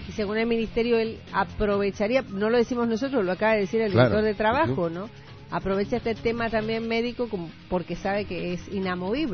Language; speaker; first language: Spanish; native; Spanish